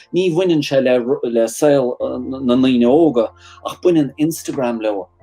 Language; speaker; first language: Irish; native; Irish